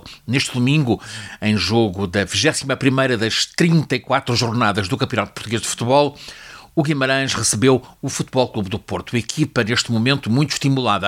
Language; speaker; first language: Portuguese; native; Portuguese